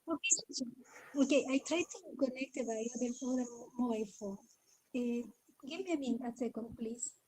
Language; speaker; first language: English; non-native, learner; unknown